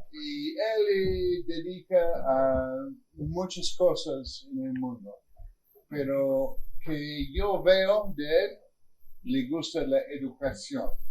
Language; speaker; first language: Spanish; non-native, learner; English